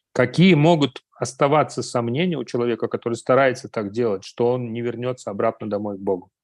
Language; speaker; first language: Russian; native; Russian